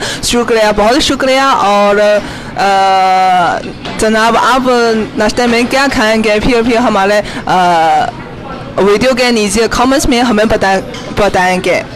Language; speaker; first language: Hindi; non-native, fluent; Chinese